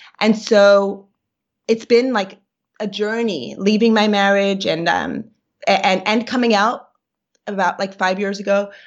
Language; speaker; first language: English; native; English